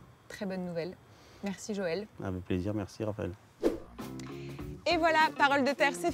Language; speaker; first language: French; native; French